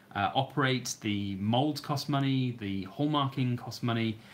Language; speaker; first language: English; native; English